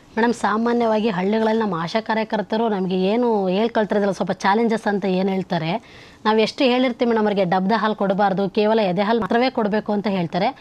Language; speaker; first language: Kannada; native; Kannada